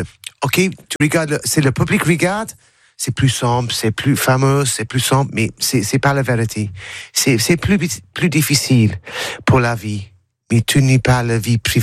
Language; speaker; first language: French; non-native, learner; English